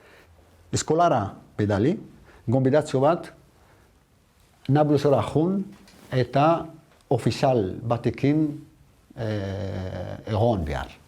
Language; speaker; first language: Basque; non-native, fluent; Arabic